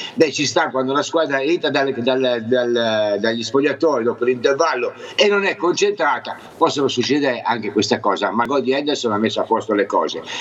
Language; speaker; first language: Italian; native; Italian